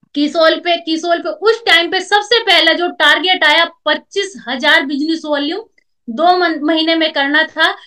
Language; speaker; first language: Hindi; native; Hindi